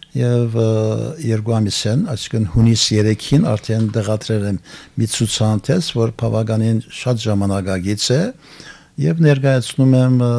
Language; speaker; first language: Armenian; early bilingual, heritage; Armenian